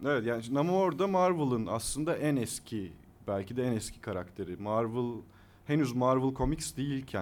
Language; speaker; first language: Turkish; native; Turkish